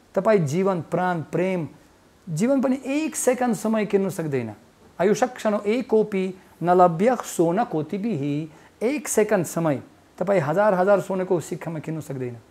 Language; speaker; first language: Nepali; non-native, fluent; Russian